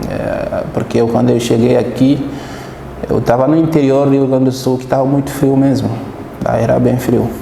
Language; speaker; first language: Portuguese; non-native, fluent; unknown